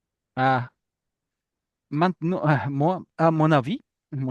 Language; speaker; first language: French; non-native, fluent; Japanese